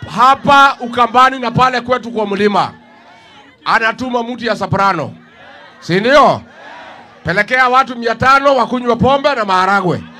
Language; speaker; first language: Swahili; non-native, local second language; Kikuyu